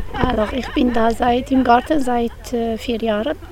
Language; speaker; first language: German; non-native, learner; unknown